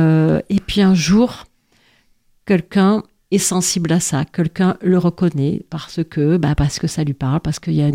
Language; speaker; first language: French; native; French